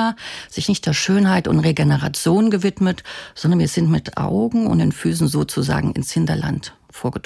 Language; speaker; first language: German; native; German